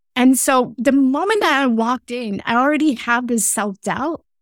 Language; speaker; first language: English; non-native, fluent; Chinese